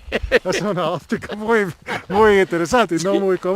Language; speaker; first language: Spanish; non-native, learner; English